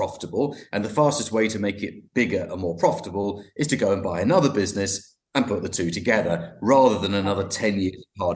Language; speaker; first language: English; native; English